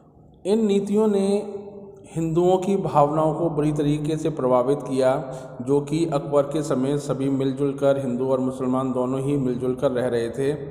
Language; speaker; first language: Hindi; native; Hindi